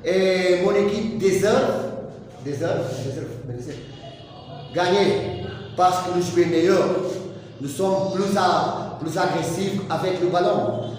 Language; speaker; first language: French; non-native, learner; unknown